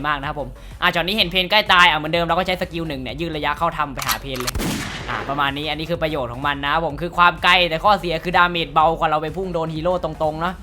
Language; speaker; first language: Thai; native; Thai